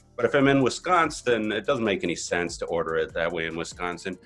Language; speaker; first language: English; native; English